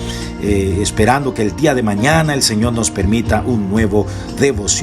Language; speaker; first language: Spanish; native; Spanish